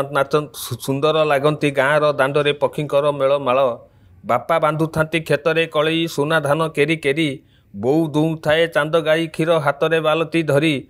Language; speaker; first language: Odia; native; Odia